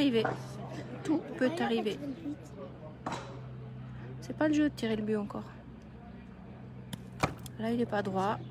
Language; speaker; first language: French; native; French